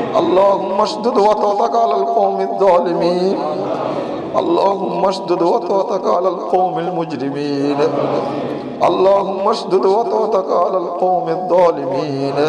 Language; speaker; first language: Arabic; non-native, fluent; Bangla